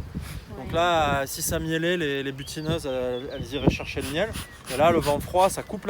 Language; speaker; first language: French; native; French